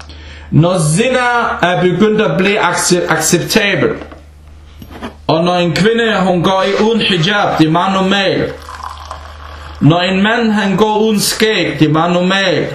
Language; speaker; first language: Danish; non-native, fluent; Arabic